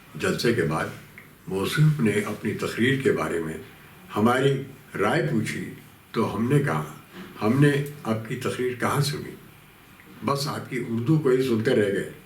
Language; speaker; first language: Urdu; native; Urdu